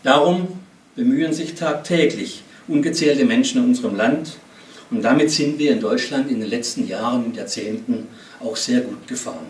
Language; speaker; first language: German; native; German